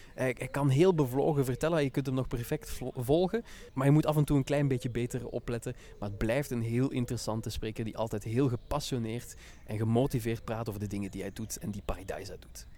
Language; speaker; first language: Dutch; native; Dutch